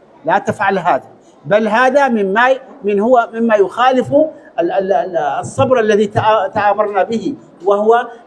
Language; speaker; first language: Arabic; native; Arabic